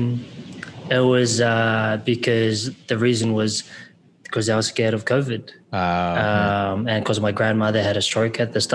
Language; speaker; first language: English; native; English